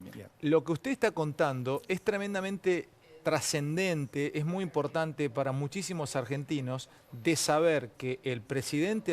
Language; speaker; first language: Spanish; native; Spanish